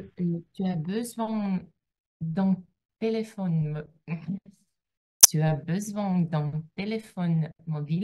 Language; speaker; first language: French; non-native, learner; Russian